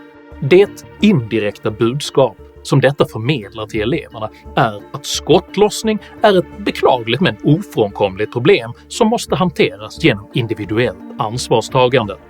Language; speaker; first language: Swedish; native; Swedish